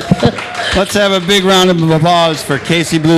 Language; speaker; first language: English; native; English